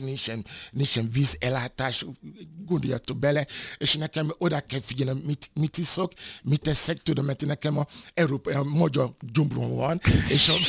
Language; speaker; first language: Hungarian; non-native, fluent; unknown